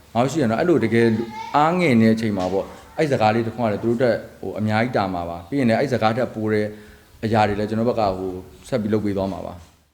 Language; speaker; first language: Burmese; native; Burmese